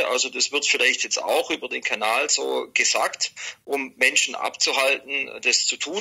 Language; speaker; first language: German; native; German